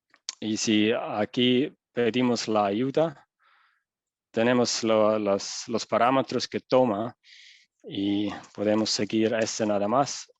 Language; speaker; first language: Spanish; non-native, fluent; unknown